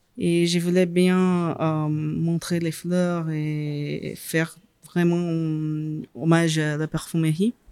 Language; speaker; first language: French; non-native, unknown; Portuguese